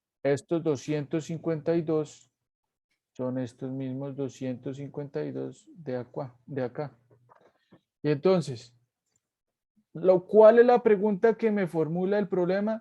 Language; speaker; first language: Spanish; native; Spanish